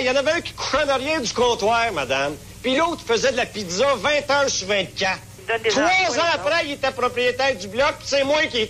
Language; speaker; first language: French; native; French